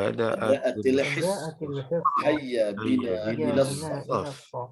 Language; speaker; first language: Arabic; non-native, fluent; Indonesian